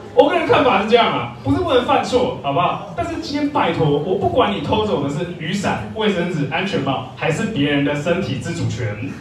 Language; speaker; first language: Chinese; native; Chinese